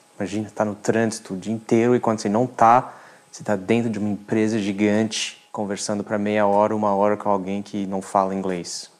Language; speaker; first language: Portuguese; non-native, fluent; French